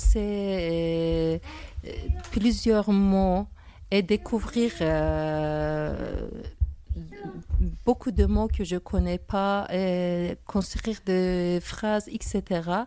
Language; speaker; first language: French; non-native, fluent; Turkish